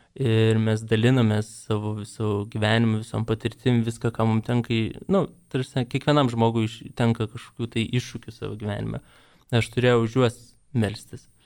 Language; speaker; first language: Lithuanian; native; Lithuanian